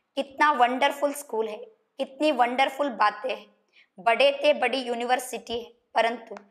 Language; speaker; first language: Hindi; non-native, local second language; Kannada